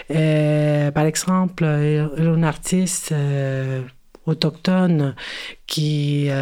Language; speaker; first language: French; non-native, fluent; Spanish